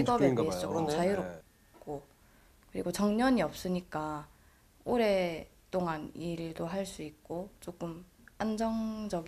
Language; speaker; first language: Korean; native; Korean